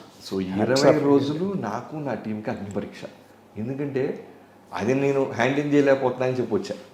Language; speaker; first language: Telugu; native; Telugu